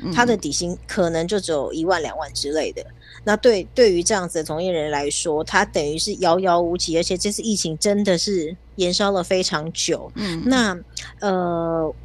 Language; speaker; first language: Chinese; native; Chinese